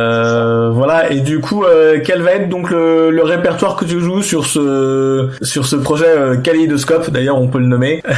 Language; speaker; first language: French; native; French